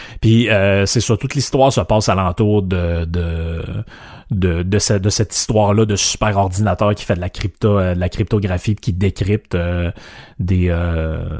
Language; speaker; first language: French; native; French